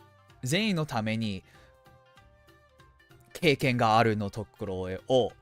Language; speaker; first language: Japanese; non-native, fluent; English